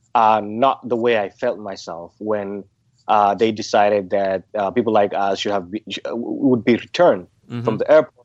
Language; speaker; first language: English; non-native, fluent; Somali